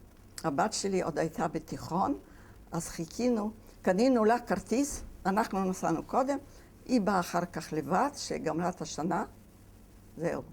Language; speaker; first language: Hebrew; non-native, fluent; Yiddish